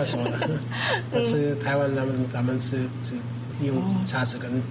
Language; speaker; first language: Chinese; non-native, learner; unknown